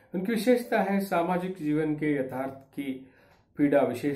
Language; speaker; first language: Hindi; non-native, local second language; Kannada